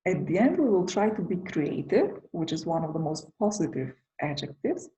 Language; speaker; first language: English; non-native, fluent; Macedonian